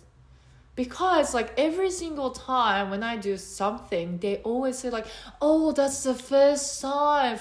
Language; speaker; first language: English; non-native, fluent; Japanese